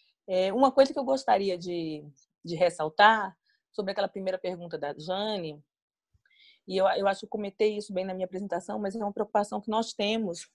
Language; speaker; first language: Portuguese; native; Portuguese